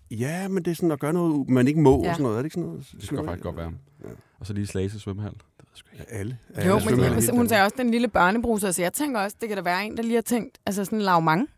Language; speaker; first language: Danish; native; Danish